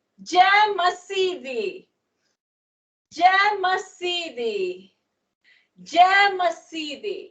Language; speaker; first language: Punjabi; non-native, learner; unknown